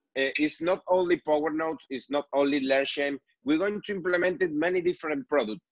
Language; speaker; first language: English; non-native, learner; Spanish